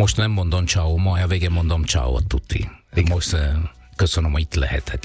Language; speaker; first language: Hungarian; non-native, fluent; Italian